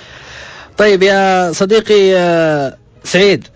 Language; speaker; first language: Arabic; native; Arabic